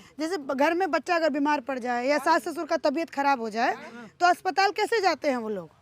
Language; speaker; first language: Hindi; native; Hindi